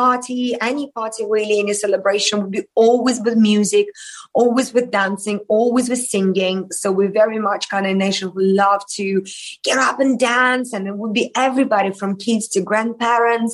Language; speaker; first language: English; non-native, fluent; Russian